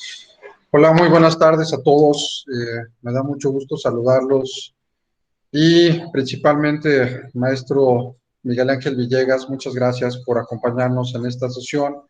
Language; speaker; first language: Spanish; native; Spanish